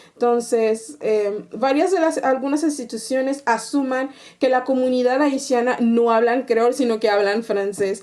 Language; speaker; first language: Spanish; non-native, fluent; Haitian Creole